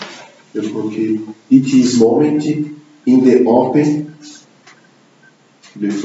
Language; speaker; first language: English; non-native, learner; Portuguese